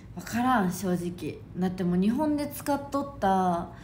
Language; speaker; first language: Japanese; native; Japanese